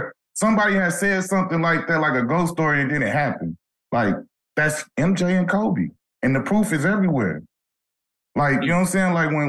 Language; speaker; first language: English; native; English